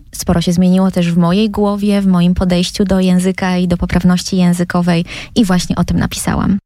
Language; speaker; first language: Polish; native; Polish